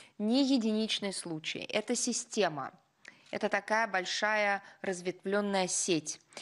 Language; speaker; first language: Russian; native; Russian